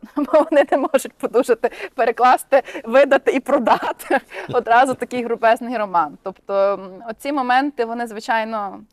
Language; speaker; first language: Ukrainian; native; Ukrainian